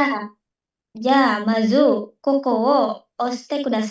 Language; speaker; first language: Japanese; non-native, learner; Indonesian